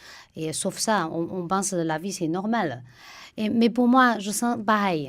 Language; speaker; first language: French; non-native, fluent; Chinese